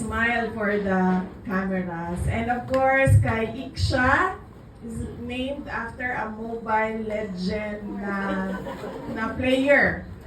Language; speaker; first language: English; non-native, local second language; Cebuano